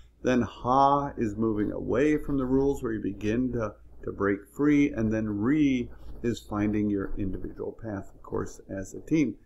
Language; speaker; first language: English; native; English